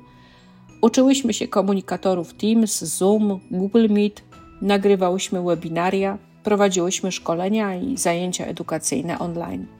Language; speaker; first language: Polish; native; Polish